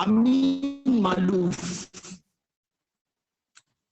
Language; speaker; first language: French; non-native, fluent; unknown